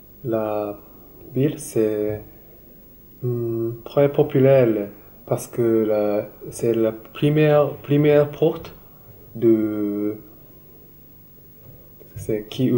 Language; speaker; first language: French; non-native, learner; Japanese